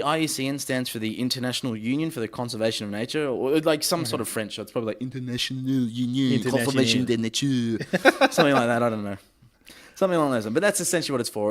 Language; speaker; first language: English; native; English